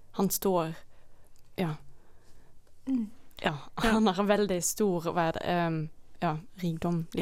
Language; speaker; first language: Norwegian; non-native, fluent; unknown